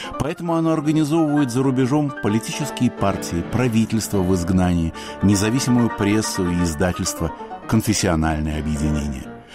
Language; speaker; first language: Russian; native; Russian